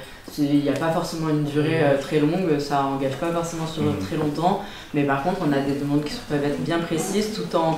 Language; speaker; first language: French; native; French